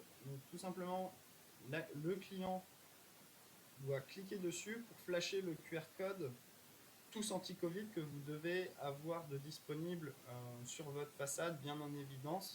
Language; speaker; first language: French; native; French